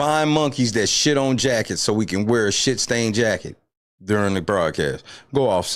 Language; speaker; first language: English; native; English